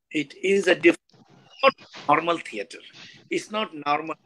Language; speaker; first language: Hindi; native; Hindi